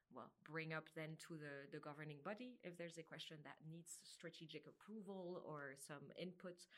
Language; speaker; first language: English; non-native, fluent; French